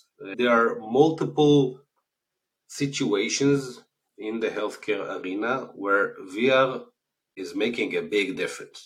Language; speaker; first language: English; non-native, fluent; Hebrew